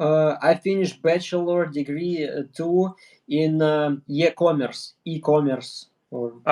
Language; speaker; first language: English; non-native, learner; Russian